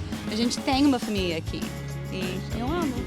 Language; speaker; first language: Portuguese; non-native, fluent; English